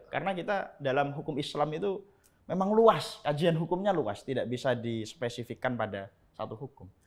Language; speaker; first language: Indonesian; native; Indonesian